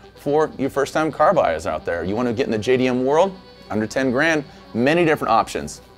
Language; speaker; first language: English; native; English